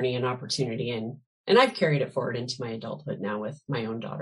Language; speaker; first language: English; native; English